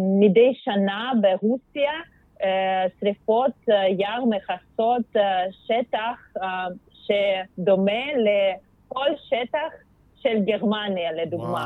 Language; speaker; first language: Hebrew; non-native, fluent; Russian